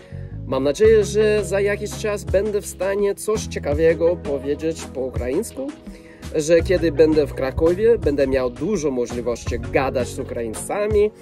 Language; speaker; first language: Polish; non-native, fluent; English